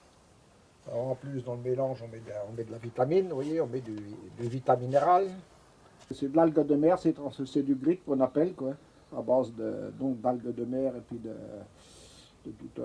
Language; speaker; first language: French; native; French